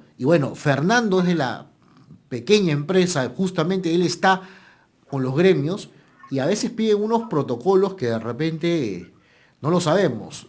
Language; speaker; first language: Spanish; native; Spanish